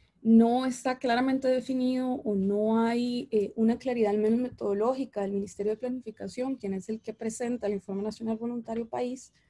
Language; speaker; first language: Spanish; native; Spanish